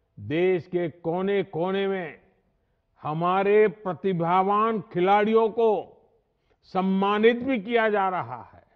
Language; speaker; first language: Hindi; non-native, local second language; Gujarati